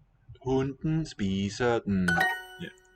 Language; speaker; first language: Danish; non-native, learner; English